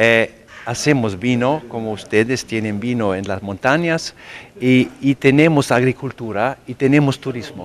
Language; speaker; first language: Spanish; non-native, fluent; German